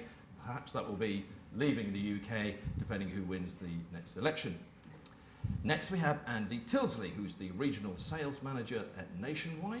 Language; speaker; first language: English; native; English